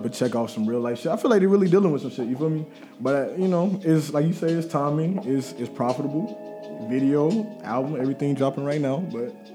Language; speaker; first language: English; native; English